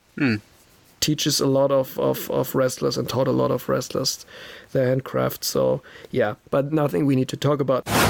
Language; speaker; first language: English; non-native, fluent; German